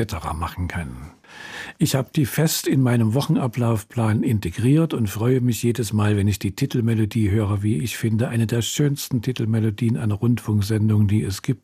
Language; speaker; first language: German; native; German